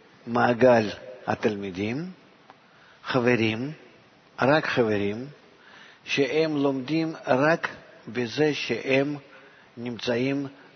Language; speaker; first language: Hebrew; non-native, fluent; Russian